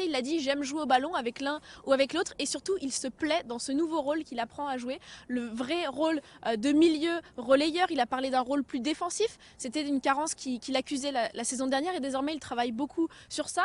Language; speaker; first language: French; native; French